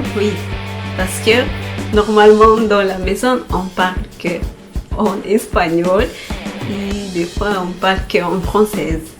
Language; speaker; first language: French; non-native, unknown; Spanish